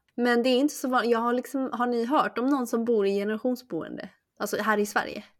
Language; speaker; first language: Swedish; early bilingual, other home language; Chinese